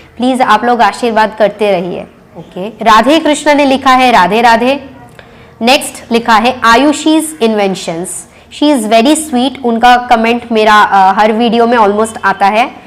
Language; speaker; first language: Hindi; non-native, local second language; Bangla